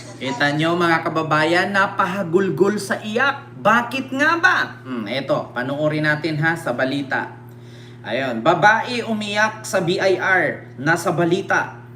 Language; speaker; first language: Filipino; native; Filipino